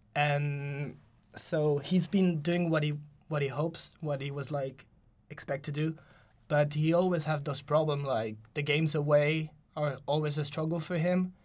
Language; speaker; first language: English; non-native, fluent; French